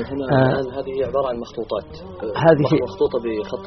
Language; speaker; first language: Arabic; native; Arabic